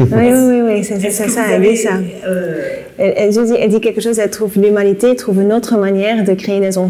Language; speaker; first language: French; non-native, local second language; Dutch